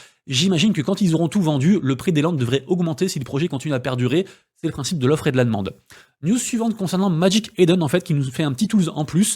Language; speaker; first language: French; native; French